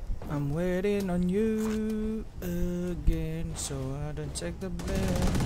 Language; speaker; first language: English; non-native, local second language; Malay